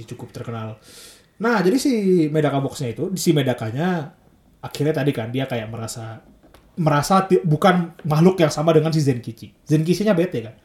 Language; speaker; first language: Indonesian; native; Indonesian